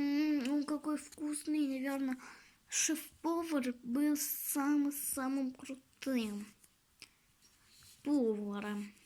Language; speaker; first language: Russian; non-native, local second language; Kazakh